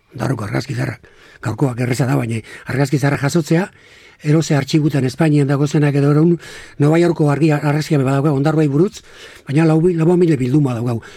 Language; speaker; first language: Basque; native; Basque